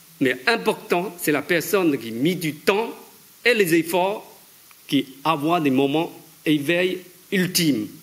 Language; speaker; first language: French; non-native, fluent; Chinese